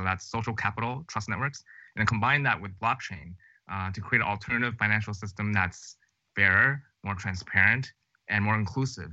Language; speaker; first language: English; native; English